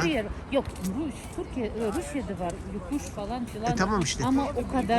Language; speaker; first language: Turkish; non-native, learner; Russian